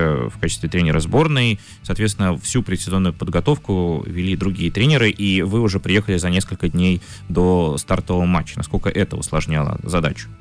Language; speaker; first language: Russian; native; Russian